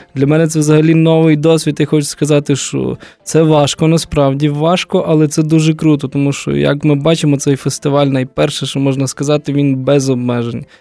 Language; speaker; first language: Ukrainian; native; Ukrainian